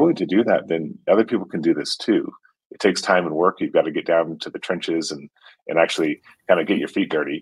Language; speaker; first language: English; native; English